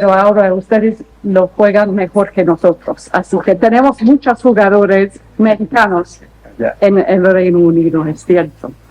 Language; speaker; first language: Spanish; non-native, fluent; English